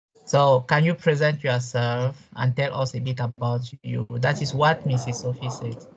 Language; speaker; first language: English; non-native, local second language; French